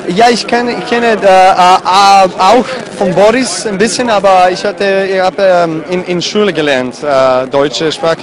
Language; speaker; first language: German; non-native, learner; Serbian